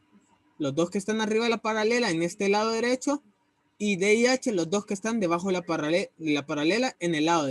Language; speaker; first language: Spanish; native; Spanish